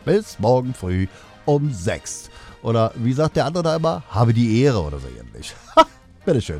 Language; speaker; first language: German; native; German